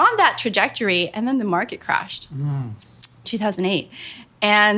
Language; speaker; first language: English; native; English